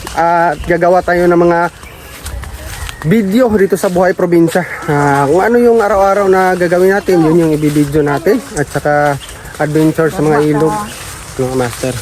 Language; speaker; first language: Filipino; non-native, local second language; Cebuano